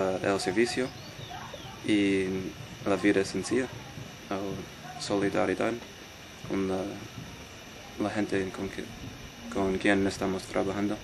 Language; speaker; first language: Spanish; non-native, fluent; English